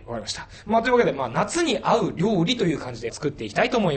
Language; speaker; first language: Japanese; native; Japanese